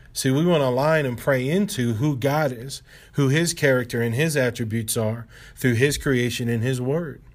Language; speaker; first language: English; native; English